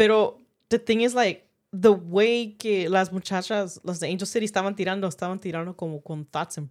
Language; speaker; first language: Spanish; early bilingual, heritage; Spanish